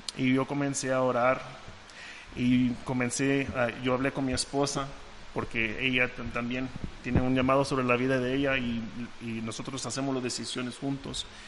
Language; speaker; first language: Spanish; non-native, fluent; English